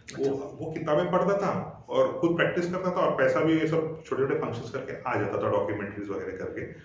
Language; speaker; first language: Hindi; non-native, local second language; Marathi